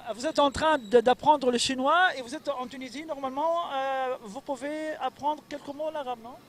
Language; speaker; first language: French; non-native, local second language; Arabic